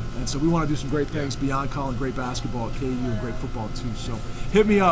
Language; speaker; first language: English; native; English